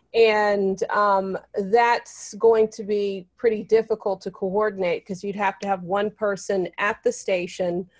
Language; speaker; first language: English; native; English